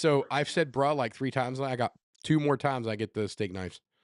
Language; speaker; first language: English; native; English